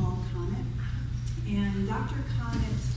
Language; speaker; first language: English; native; English